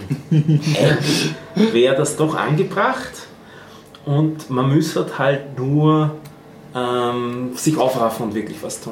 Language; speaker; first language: German; native; German